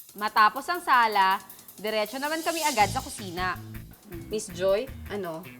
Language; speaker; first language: Filipino; native; Filipino